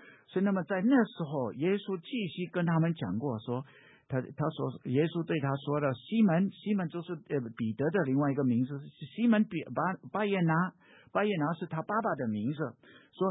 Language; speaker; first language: Chinese; non-native, fluent; English